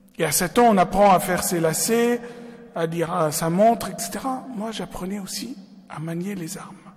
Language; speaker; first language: French; non-native, local second language; Arabic